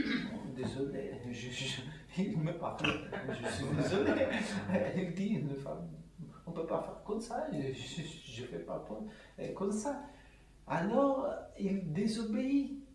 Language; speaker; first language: French; non-native, fluent; Italian